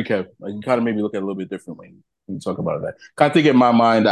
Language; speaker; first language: English; native; English